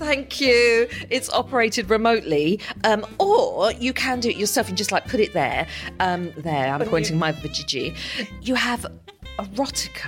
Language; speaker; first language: English; native; English